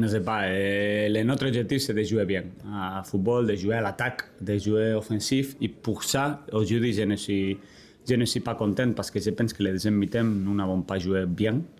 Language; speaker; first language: French; non-native, learner; Spanish